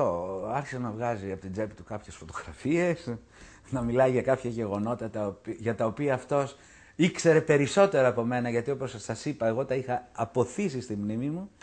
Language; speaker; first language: Greek; native; Greek